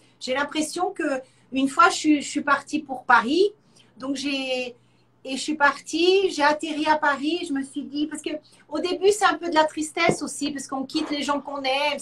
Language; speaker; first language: French; native; French